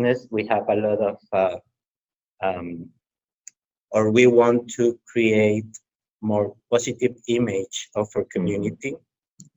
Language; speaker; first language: English; non-native, fluent; Spanish